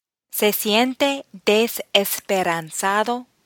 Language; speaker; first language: Spanish; non-native, fluent; English